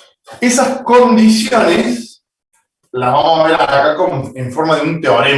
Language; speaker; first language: Spanish; native; Spanish